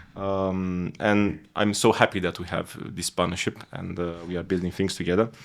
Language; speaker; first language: English; non-native, fluent; Romanian